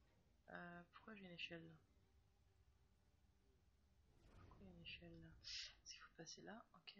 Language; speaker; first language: French; native; French